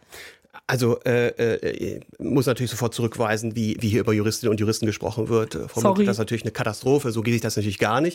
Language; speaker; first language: German; native; German